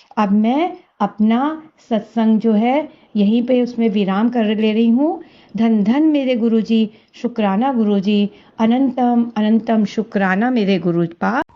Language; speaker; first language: Hindi; native; Hindi